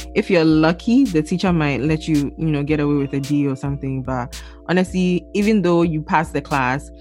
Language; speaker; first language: English; non-native, local second language; Akan